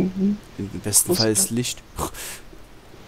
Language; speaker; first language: German; native; German